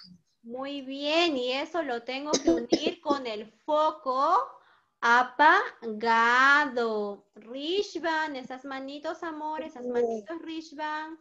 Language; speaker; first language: Spanish; native; Spanish